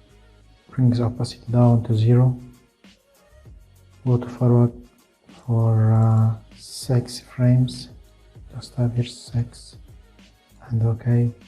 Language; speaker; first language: English; non-native, fluent; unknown